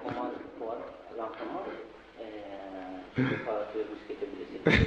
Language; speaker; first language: French; non-native, fluent; Turkish